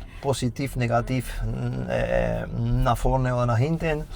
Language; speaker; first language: German; non-native, fluent; Spanish